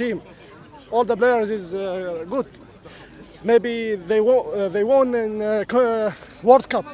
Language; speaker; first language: English; non-native, learner; Arabic